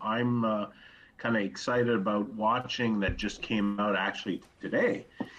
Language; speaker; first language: English; native; English